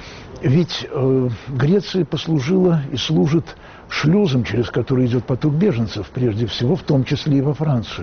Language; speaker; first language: Russian; native; Russian